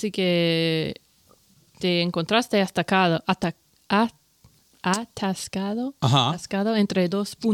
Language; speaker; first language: Spanish; non-native, learner; English